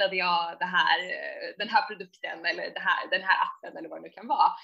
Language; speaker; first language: Swedish; native; Swedish